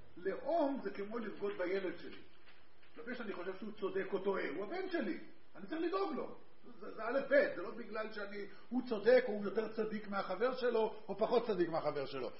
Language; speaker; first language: Hebrew; native; Hebrew